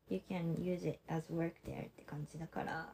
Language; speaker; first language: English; non-native, fluent; Japanese